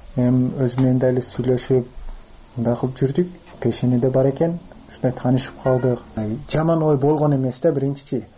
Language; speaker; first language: Kyrgyz; non-native, local second language; Uzbek